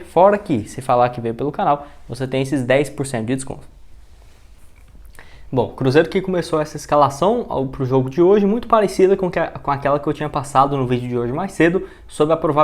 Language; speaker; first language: Portuguese; native; Portuguese